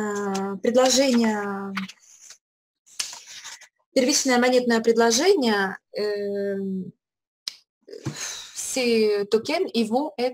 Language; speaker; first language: Russian; native; Russian